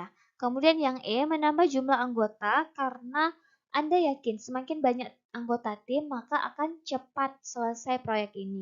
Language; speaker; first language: Indonesian; native; Indonesian